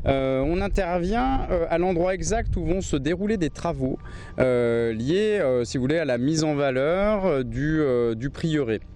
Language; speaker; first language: French; native; French